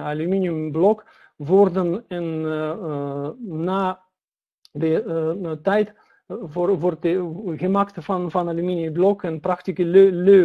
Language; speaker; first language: Dutch; non-native, learner; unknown